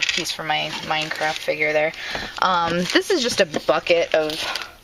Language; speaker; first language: English; native; English